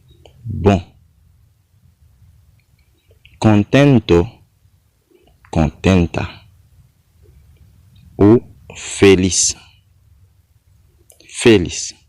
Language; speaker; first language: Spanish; non-native, learner; Haitian Creole